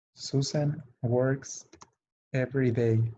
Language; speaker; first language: English; non-native, fluent; Spanish